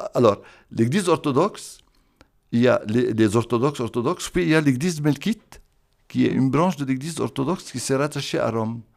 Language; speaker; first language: French; non-native, local second language; Arabic